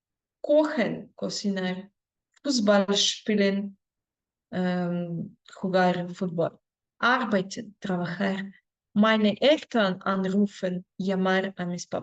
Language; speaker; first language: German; non-native, fluent; Spanish